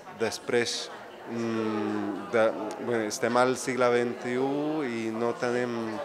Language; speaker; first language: Catalan; non-native, fluent; Arabic